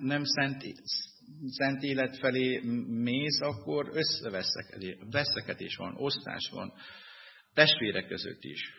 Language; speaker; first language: Hungarian; non-native, fluent; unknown